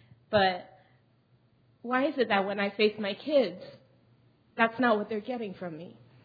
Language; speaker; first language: English; early bilingual, other home language; Chinese